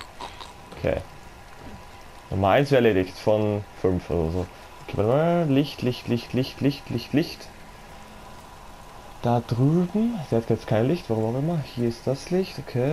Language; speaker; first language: German; native; German